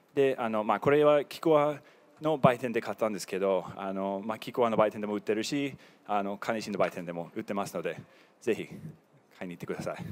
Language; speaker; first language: Japanese; non-native, fluent; English